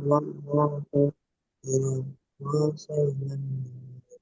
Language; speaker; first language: Arabic; non-native, learner; Bangla